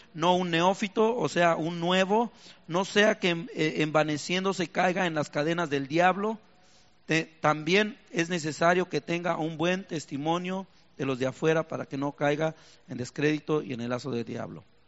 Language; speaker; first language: Spanish; native; Spanish